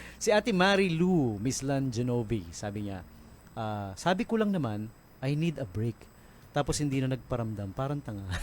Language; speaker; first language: Filipino; native; Filipino